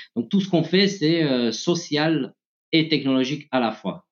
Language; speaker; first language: French; non-native, fluent; Romanian